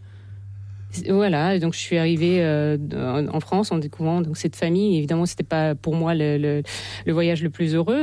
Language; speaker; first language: French; non-native, fluent; Russian